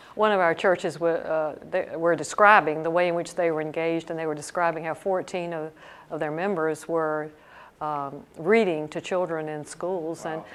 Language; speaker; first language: English; native; English